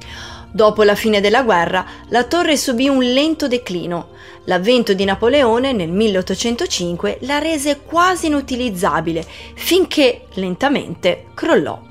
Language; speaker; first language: Italian; native; Italian